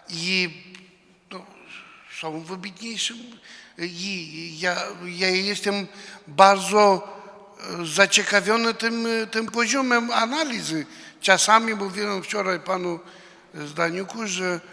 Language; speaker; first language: Polish; non-native, fluent; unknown